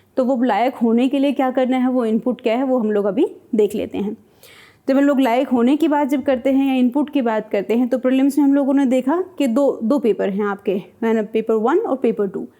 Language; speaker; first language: Hindi; native; Hindi